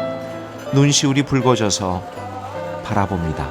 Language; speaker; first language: Korean; native; Korean